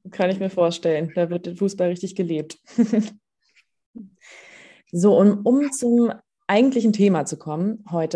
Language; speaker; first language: German; native; German